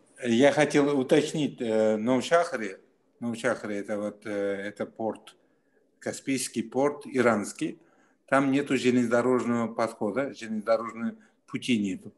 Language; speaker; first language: Russian; non-native, fluent; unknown